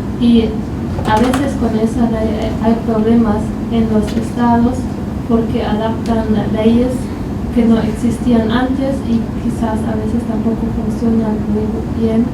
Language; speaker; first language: Spanish; non-native, fluent; German